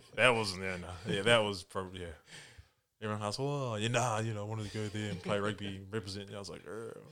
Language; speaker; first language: English; early bilingual, other home language; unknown